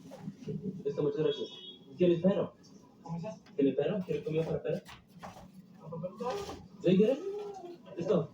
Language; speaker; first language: Spanish; non-native, learner; English